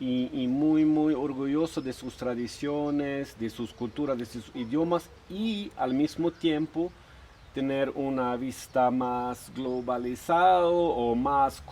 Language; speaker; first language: Spanish; non-native, fluent; Swedish